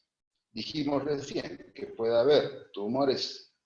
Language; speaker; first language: Spanish; native; Spanish